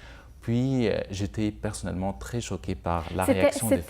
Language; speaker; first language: French; non-native, local second language; Arabic